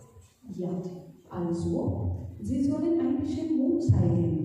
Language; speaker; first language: German; non-native, fluent; Marathi